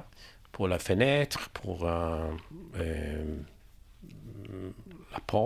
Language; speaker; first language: French; non-native, learner; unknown